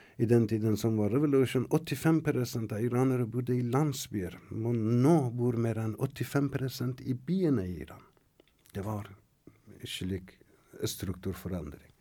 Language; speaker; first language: Norwegian; non-native, fluent; Persian